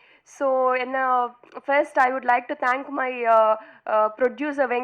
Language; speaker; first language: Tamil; non-native, fluent; Telugu